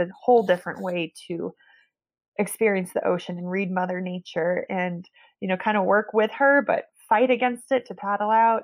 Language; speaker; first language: English; native; English